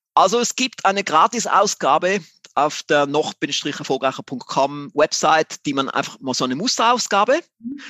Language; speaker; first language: German; native; German